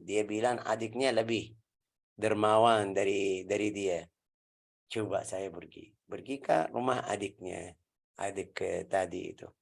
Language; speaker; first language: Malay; non-native, learner; Arabic